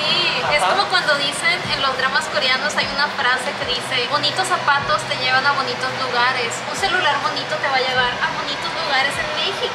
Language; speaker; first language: Spanish; native; Spanish